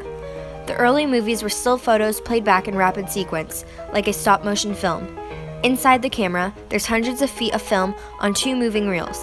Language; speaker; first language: English; native; English